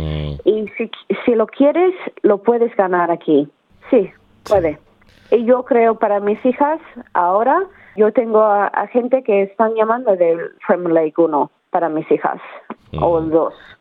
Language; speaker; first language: Spanish; early bilingual, heritage; Spanish